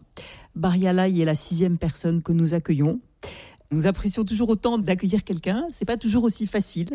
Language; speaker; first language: French; native; French